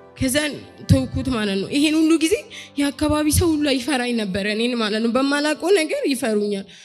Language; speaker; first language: Amharic; non-native, local second language; Oromo